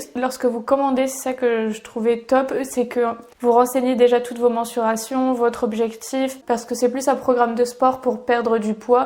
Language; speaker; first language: French; native; French